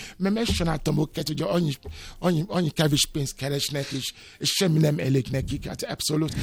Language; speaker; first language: Hungarian; non-native, learner; Yoruba